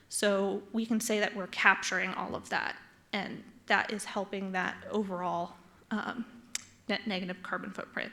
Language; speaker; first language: English; native; English